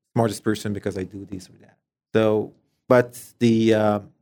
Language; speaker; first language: English; non-native, fluent; Persian